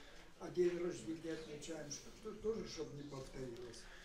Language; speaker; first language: Russian; native; Russian